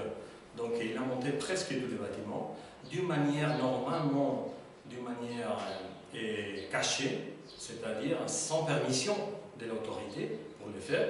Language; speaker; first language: French; non-native, learner; Spanish